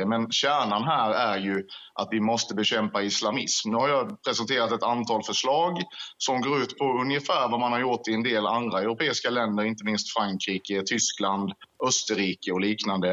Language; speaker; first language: Swedish; native; Swedish